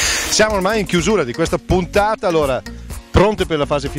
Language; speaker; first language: Italian; native; Italian